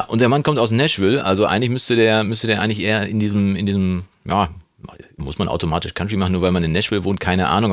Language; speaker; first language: German; native; German